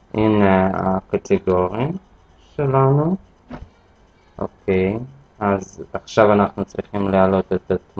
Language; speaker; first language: Hebrew; non-native, fluent; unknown